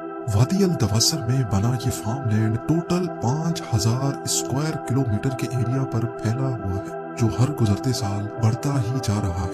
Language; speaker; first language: Urdu; native; Urdu